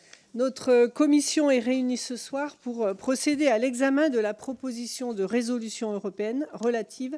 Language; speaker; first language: French; native; French